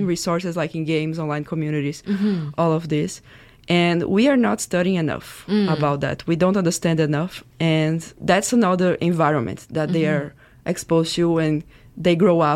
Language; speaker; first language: English; non-native, fluent; Portuguese